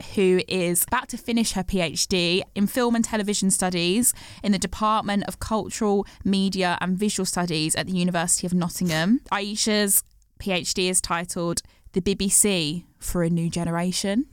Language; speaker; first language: English; native; English